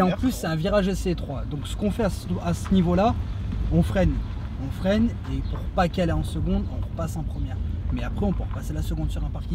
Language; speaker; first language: French; native; French